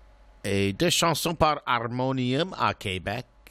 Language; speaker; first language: French; non-native, learner; English